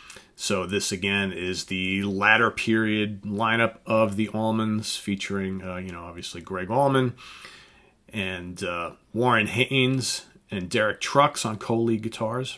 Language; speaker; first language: English; native; English